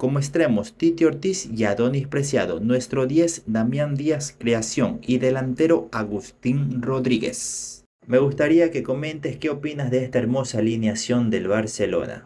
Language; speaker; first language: Spanish; native; Spanish